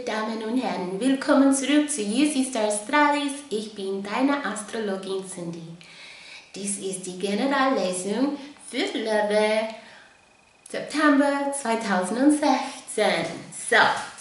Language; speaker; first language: German; non-native, fluent; English